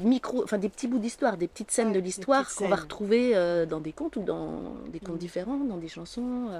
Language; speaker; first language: French; native; French